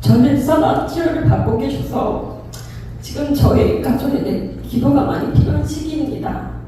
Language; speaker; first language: Korean; early bilingual, heritage; Korean